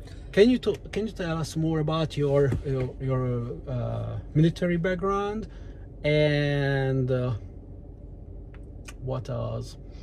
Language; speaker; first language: English; non-native, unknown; Hungarian